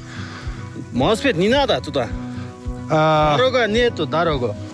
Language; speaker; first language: Russian; non-native, learner; Kyrgyz